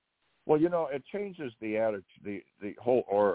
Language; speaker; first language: English; native; English